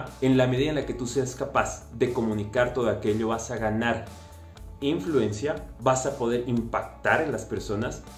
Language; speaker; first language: Spanish; native; Spanish